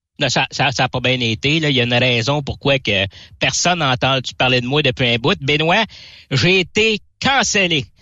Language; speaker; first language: French; native; French